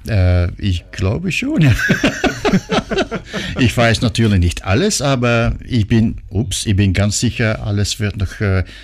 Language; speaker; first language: German; non-native, fluent; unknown